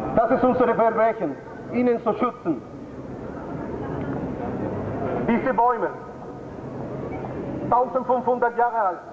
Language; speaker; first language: German; non-native, fluent; Spanish